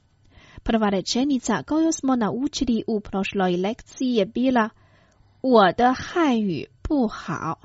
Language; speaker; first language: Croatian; non-native, fluent; Chinese